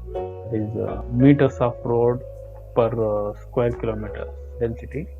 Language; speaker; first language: English; non-native, local second language; Kannada